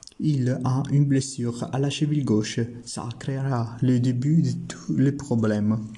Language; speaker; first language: French; non-native, learner; Italian